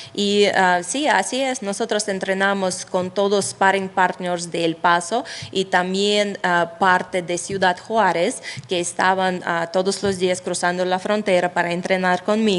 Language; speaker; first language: Spanish; non-native, fluent; Russian